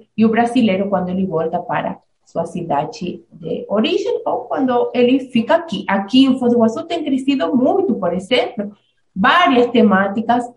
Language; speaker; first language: Portuguese; non-native, fluent; Spanish